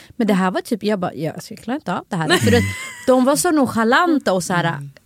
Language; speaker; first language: Swedish; early bilingual, other home language; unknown